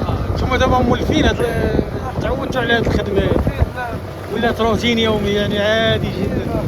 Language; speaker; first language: Arabic; native; Arabic